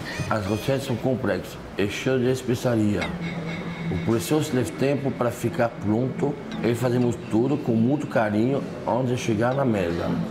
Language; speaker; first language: Portuguese; non-native, fluent; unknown